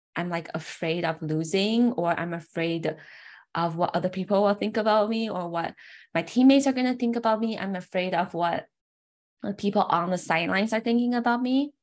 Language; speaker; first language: English; early bilingual, other home language; Chinese